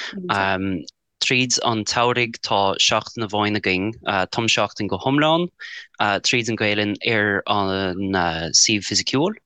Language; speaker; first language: Irish; non-native, fluent; English